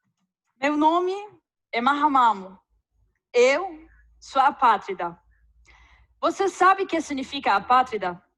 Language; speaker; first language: Portuguese; non-native, fluent; Arabic